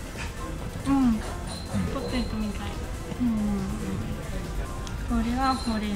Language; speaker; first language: Japanese; non-native, fluent; Spanish